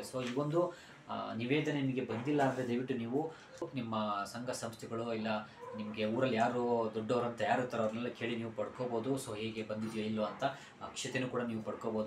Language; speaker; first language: Kannada; native; Kannada